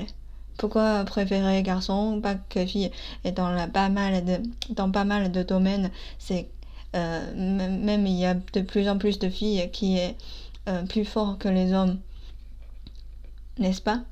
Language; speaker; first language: French; non-native, fluent; Chinese